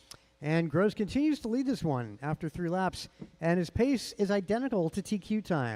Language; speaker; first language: English; native; English